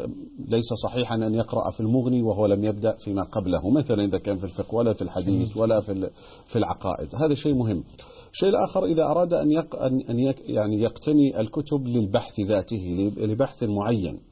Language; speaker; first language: Arabic; native; Arabic